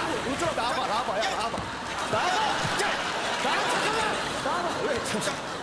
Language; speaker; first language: Korean; native; Korean